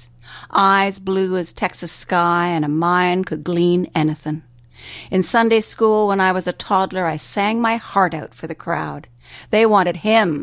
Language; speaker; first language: English; native; English